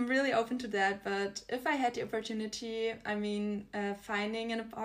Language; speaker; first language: English; non-native, fluent; German